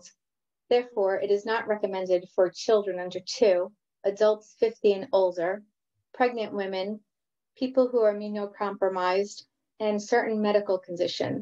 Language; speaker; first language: English; native; English